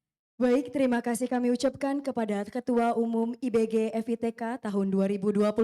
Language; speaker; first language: Indonesian; native; Indonesian